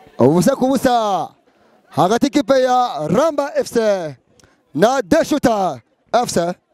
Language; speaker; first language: Rundi; native; Rundi